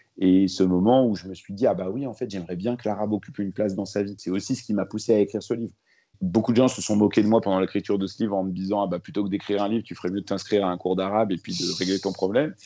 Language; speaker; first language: French; early bilingual, other home language; Arabic